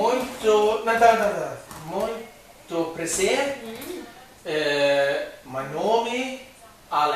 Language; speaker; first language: Portuguese; non-native, learner; Swedish